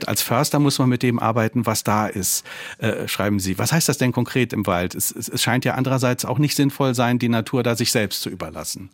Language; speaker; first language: German; native; German